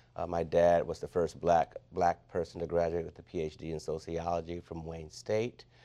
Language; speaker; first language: English; native; English